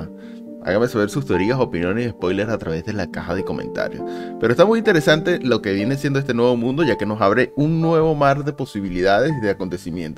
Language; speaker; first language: Spanish; native; Spanish